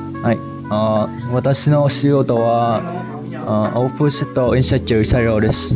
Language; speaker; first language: Japanese; non-native, learner; Vietnamese